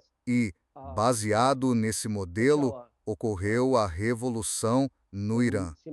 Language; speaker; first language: Portuguese; non-native, fluent; Serbian